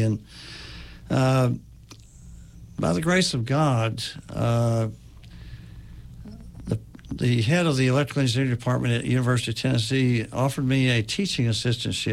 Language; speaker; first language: English; native; English